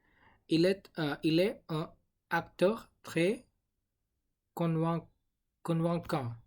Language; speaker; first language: French; non-native, learner; English